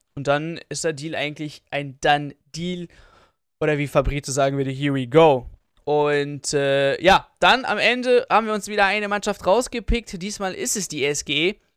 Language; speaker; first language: German; early bilingual, other home language; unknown